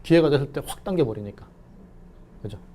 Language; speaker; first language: Korean; native; Korean